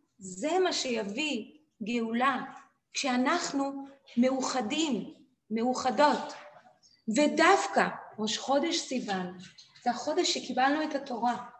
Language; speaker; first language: Hebrew; native; Hebrew